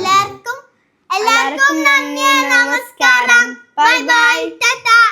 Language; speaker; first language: Malayalam; early bilingual, other home language; Arabic